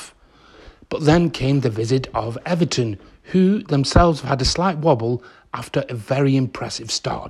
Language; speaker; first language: English; native; English